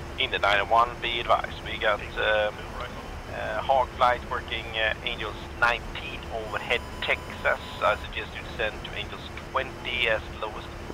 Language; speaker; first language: English; non-native, fluent; Swedish